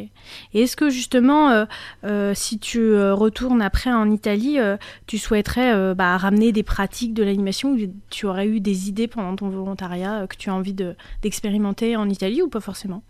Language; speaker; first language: French; native; French